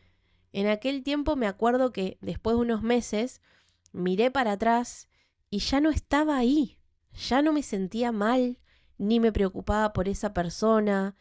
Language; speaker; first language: Spanish; native; Spanish